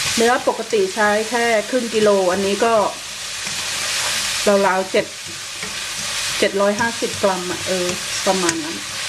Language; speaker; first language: Thai; native; Thai